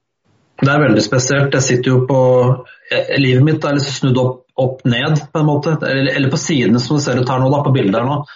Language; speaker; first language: Norwegian; native; Norwegian